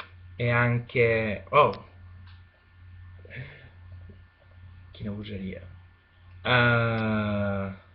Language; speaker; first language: Italian; non-native, learner; Spanish